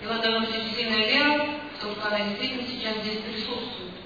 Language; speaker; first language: Russian; native; Russian